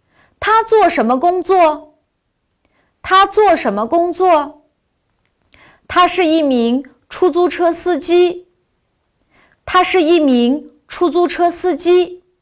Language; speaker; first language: Chinese; non-native, local second language; Uyghur